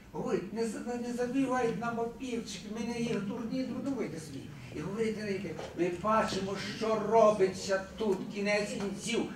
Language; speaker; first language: Ukrainian; early bilingual, heritage; Ukrainian